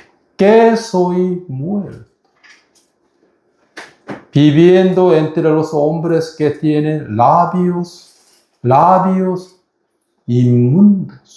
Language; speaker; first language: Spanish; non-native, fluent; Korean